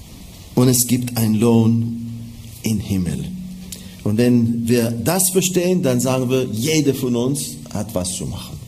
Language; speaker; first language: German; non-native, fluent; Hebrew